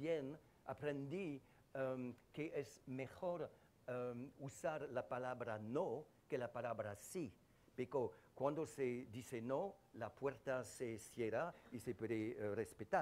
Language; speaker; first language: Spanish; non-native, fluent; French